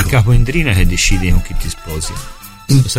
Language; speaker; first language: Italian; native; Italian